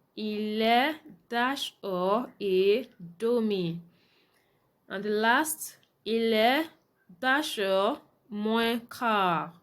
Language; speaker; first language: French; non-native, fluent; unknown